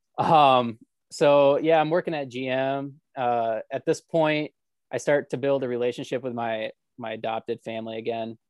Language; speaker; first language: English; native; English